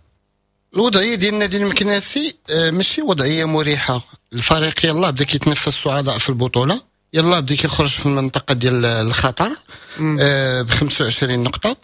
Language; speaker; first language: Arabic; native; Arabic